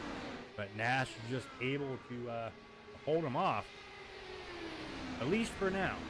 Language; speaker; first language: English; native; English